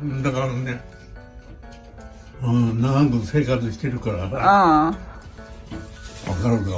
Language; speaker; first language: Japanese; native; Japanese